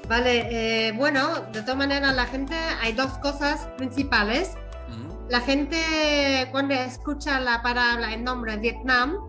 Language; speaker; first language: Spanish; non-native, fluent; Vietnamese